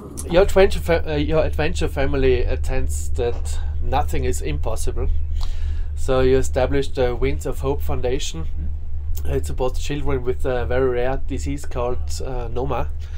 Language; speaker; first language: English; non-native, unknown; German